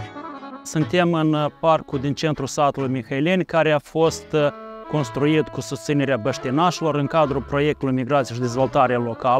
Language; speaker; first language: Romanian; native; Romanian